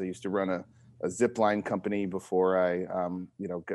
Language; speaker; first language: English; native; English